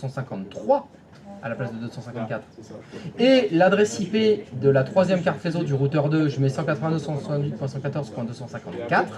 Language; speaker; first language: French; native; French